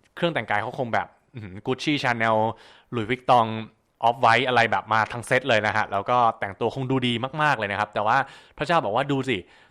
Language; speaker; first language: Thai; native; Thai